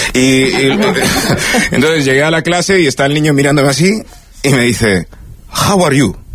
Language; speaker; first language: Spanish; early bilingual, other home language; English